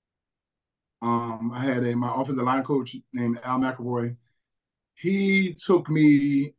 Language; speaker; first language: English; native; English